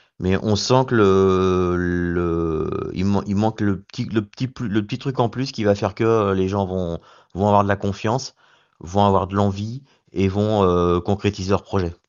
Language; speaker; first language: French; native; French